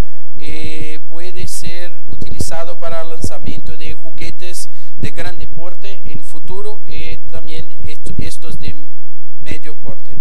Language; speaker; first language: Spanish; non-native, fluent; Portuguese